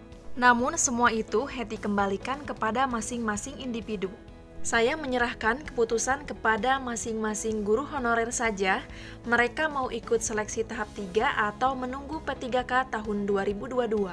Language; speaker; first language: Indonesian; native; Indonesian